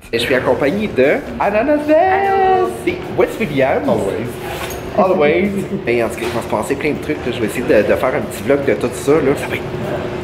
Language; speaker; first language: French; native; French